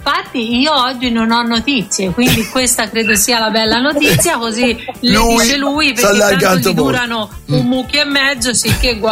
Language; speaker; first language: Italian; native; Italian